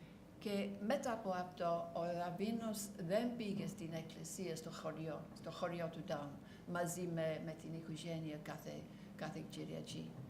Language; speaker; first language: Greek; non-native, learner; English